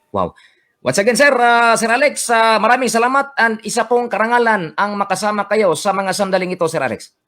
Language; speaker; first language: Filipino; non-native, local second language; Cebuano